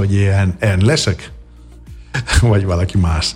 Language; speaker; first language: Hungarian; non-native, fluent; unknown